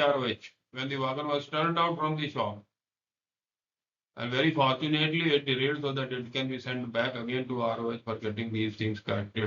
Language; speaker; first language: English; non-native, local second language; Hindi